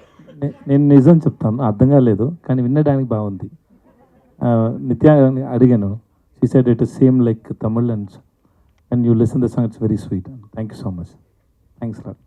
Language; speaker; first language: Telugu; non-native, learner; Tamil